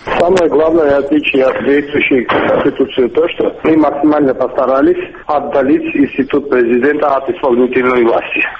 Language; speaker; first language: Russian; non-native, local second language; Georgian